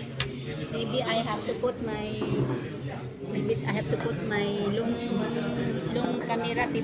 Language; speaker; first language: English; non-native, local second language; Filipino